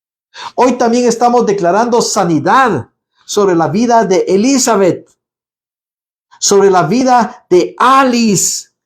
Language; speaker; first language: Spanish; native; Spanish